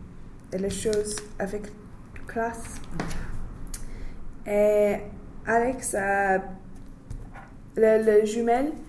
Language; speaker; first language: French; non-native, learner; English